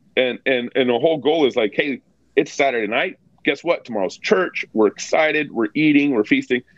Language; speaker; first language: English; native; English